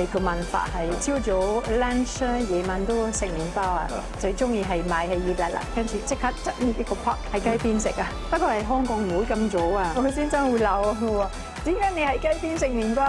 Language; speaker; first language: Cantonese; non-native, fluent; French